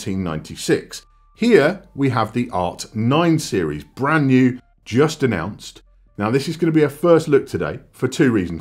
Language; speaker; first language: English; native; English